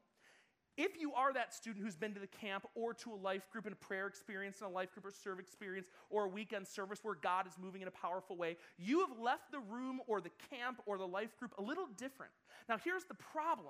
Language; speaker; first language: English; native; English